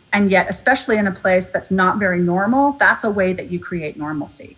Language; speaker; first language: English; native; English